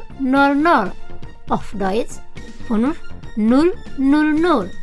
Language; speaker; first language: German; non-native, fluent; Indonesian